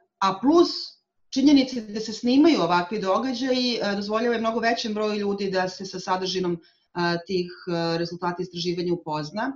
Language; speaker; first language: Serbian; native; Serbian